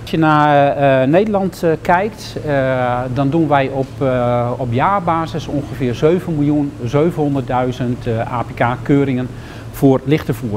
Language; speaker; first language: Dutch; native; Dutch